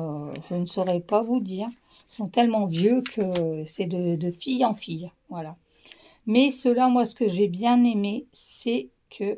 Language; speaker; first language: French; native; French